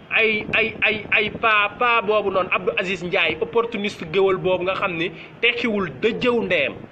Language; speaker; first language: Wolof; native; Wolof